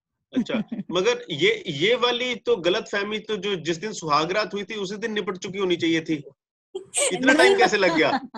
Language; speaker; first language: Hindi; native; Hindi